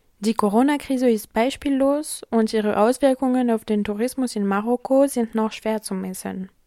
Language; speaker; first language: German; non-native, fluent; French